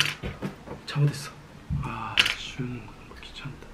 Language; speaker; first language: Korean; non-native, fluent; Japanese